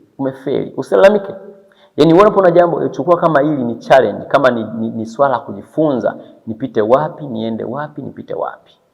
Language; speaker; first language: Swahili; native; Swahili